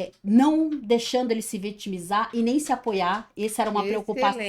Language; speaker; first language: Portuguese; native; Portuguese